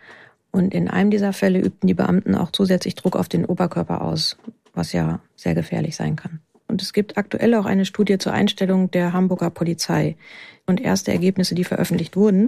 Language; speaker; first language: German; native; German